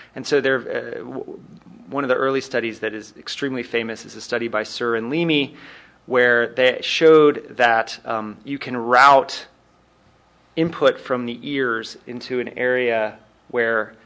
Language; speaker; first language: English; native; English